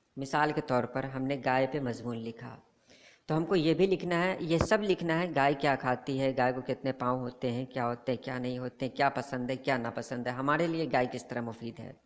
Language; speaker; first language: Urdu; native; Urdu